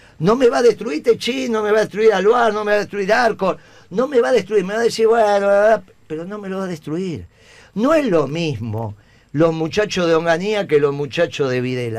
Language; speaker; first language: Spanish; native; Spanish